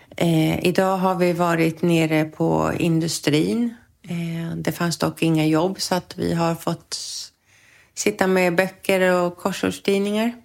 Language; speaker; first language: Swedish; native; Swedish